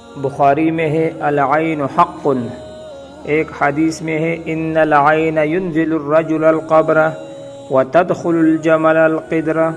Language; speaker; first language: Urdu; non-native, local second language; Pashto